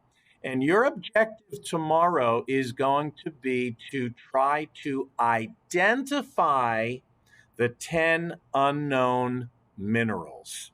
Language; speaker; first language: English; native; English